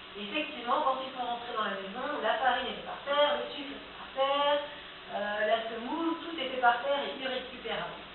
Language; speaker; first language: French; native; French